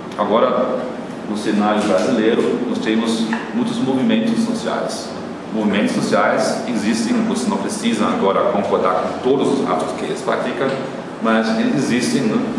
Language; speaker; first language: Portuguese; non-native, fluent; German